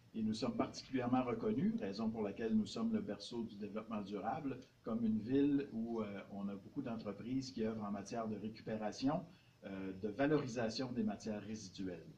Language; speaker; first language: French; native; French